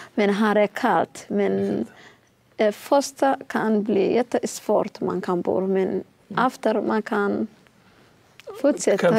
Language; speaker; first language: Swedish; non-native, learner; Somali